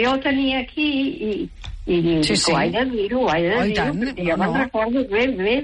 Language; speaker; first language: Catalan; native; Catalan